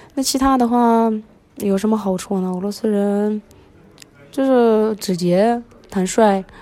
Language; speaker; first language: Chinese; early bilingual, other home language; Russian